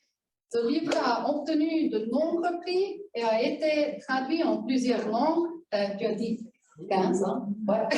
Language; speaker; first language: French; non-native, fluent; German